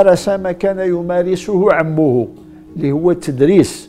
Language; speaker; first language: Arabic; native; Arabic